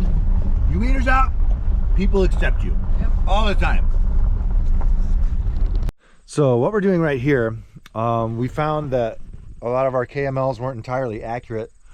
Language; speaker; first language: English; native; English